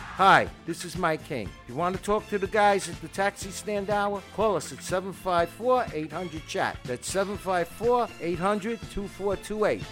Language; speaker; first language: English; native; English